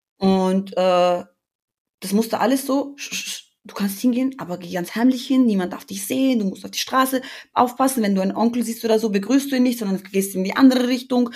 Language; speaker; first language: German; early bilingual, other home language; Albanian